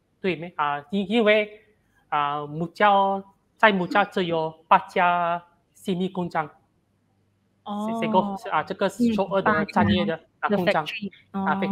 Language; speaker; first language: Chinese; non-native, learner; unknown